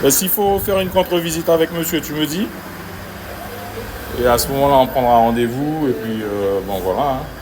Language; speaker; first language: French; native; French